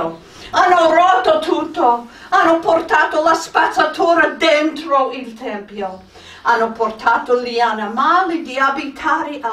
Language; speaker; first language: Italian; non-native, fluent; English